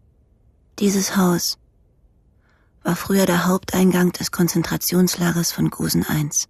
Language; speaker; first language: German; native; German